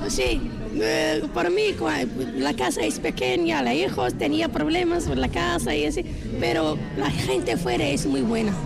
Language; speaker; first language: Spanish; non-native, learner; Arabic